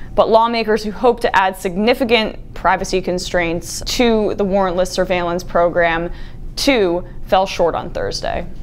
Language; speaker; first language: English; native; English